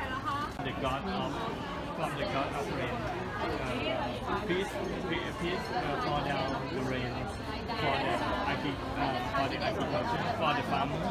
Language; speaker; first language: English; non-native, learner; Thai